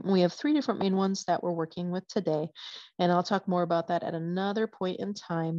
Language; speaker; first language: English; native; English